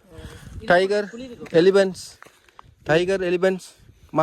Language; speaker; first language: English; non-native, learner; Tamil